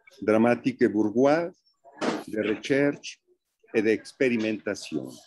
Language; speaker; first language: French; non-native, fluent; Spanish